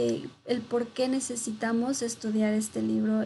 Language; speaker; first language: Spanish; native; Spanish